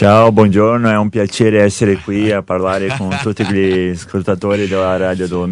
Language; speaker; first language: Italian; non-native, learner; Portuguese